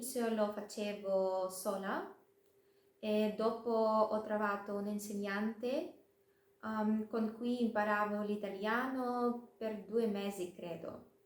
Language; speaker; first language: Italian; non-native, fluent; Russian